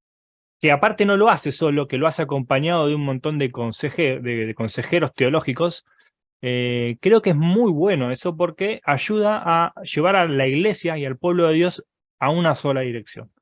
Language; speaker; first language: Spanish; native; Spanish